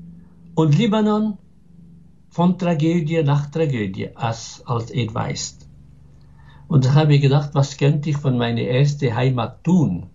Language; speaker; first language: German; non-native, fluent; Arabic